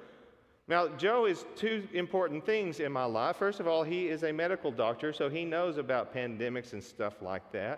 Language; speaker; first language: English; native; English